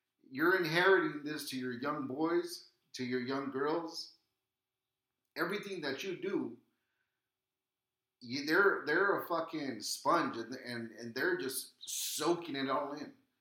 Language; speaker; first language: English; native; English